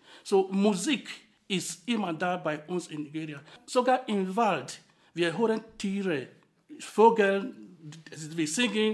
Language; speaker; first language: German; non-native, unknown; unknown